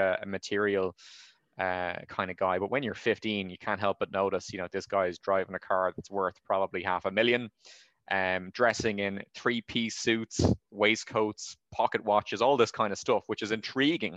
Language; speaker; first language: English; native; English